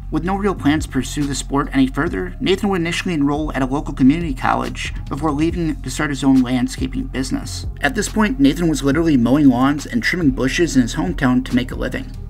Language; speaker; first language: English; native; English